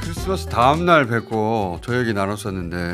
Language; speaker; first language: Korean; native; Korean